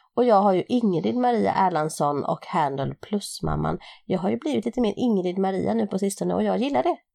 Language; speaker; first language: Swedish; native; Swedish